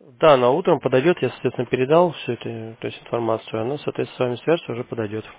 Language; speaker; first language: Russian; native; Russian